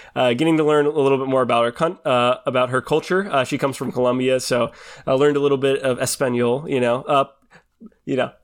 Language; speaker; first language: English; native; English